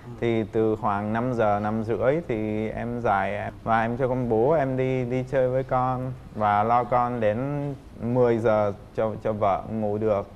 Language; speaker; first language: Vietnamese; non-native, fluent; Czech